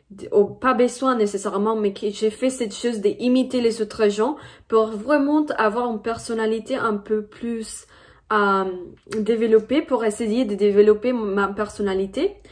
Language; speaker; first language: French; non-native, fluent; Spanish